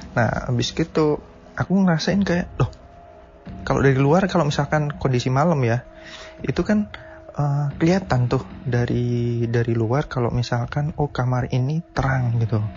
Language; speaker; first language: Indonesian; native; Indonesian